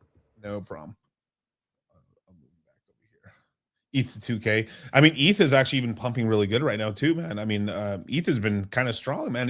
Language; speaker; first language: English; native; English